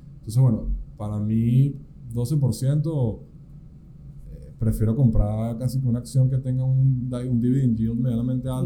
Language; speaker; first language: Spanish; native; Spanish